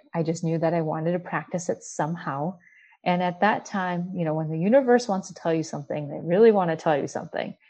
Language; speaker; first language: English; early bilingual, other home language; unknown